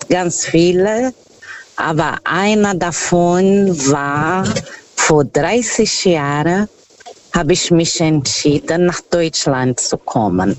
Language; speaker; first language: German; non-native, learner; Portuguese